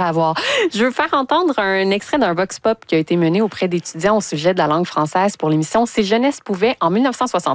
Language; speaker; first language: French; native; French